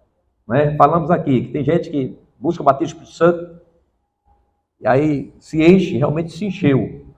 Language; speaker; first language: Portuguese; native; Portuguese